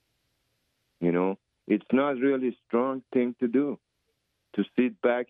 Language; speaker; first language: English; native; English